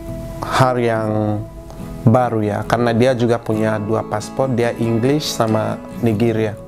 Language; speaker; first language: Indonesian; non-native, fluent; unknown